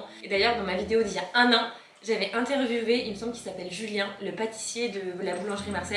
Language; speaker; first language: French; native; French